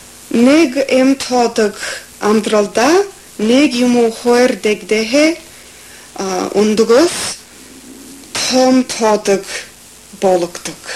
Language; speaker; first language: Mongolian; non-native, fluent; English